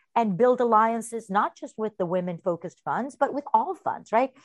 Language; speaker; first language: English; early bilingual, heritage; Spanish